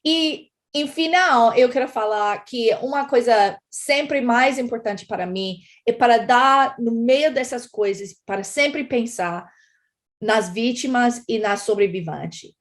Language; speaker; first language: Portuguese; non-native, fluent; English